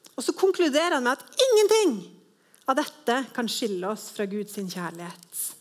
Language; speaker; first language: Norwegian; native; Norwegian